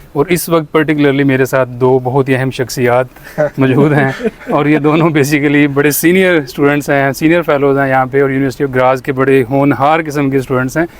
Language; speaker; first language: Urdu; non-native, local second language; Punjabi